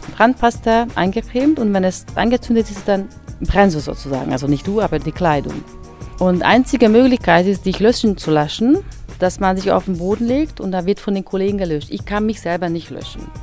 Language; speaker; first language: German; non-native, fluent; Hungarian